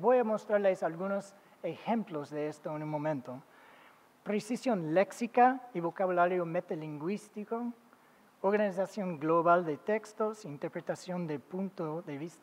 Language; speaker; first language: Spanish; non-native, fluent; English